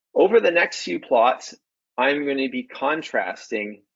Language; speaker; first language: English; native; English